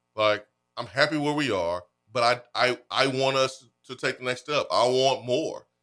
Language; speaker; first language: English; native; English